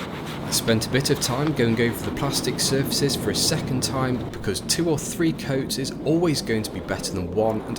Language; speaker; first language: English; native; English